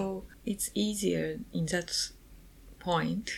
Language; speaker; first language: English; non-native, learner; Japanese